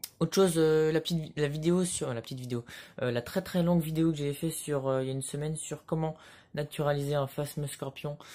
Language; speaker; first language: French; native; French